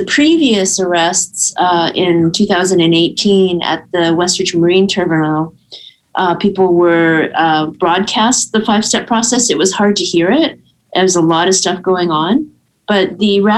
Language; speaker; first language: English; native; English